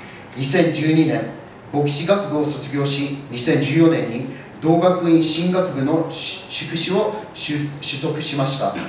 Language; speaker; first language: Japanese; early bilingual, other home language; English